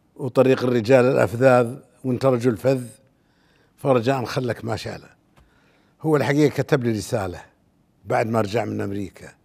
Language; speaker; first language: Arabic; native; Arabic